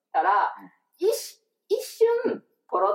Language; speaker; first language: Japanese; native; Japanese